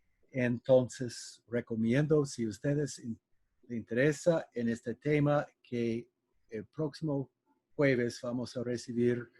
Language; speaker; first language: Spanish; non-native, fluent; English